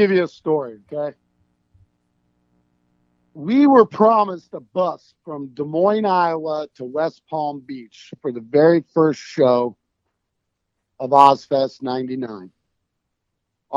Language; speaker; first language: English; native; English